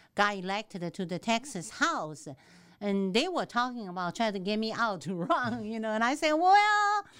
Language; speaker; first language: English; non-native, fluent; Chinese